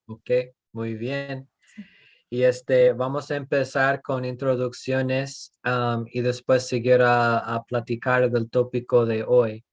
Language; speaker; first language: Spanish; non-native, fluent; English